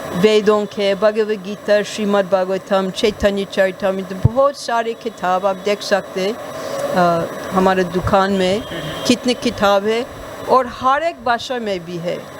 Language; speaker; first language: Hindi; non-native, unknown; English